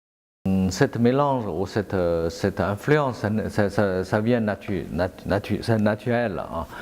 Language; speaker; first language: French; non-native, fluent; Chinese